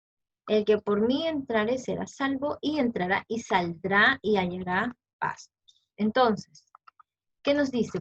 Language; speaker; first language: Spanish; native; Spanish